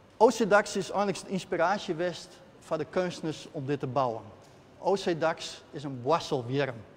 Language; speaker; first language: Dutch; non-native, local second language; Western Frisian